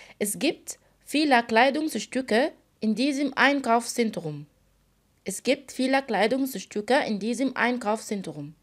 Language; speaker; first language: German; non-native, fluent; Arabic